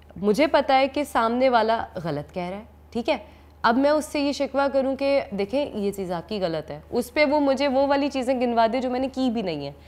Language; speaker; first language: Urdu; native; Urdu